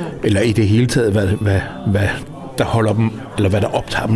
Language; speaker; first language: Danish; native; Danish